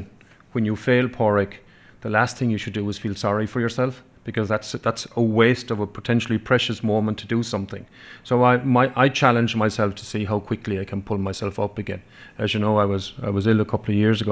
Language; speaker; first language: English; non-native, local second language; Irish